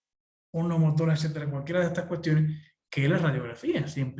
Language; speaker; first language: Spanish; native; Spanish